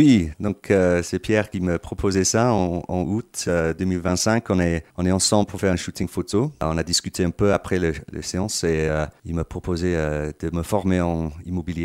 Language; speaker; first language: French; non-native, fluent; English